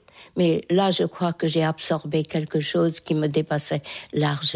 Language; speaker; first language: French; non-native, fluent; Hungarian